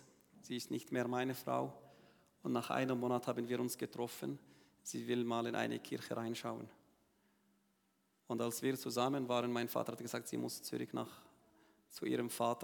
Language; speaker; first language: German; non-native, learner; Arabic